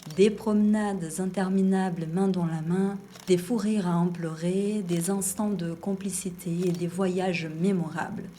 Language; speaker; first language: French; non-native, fluent; Portuguese